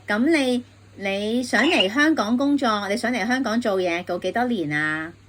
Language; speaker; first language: Cantonese; native; Cantonese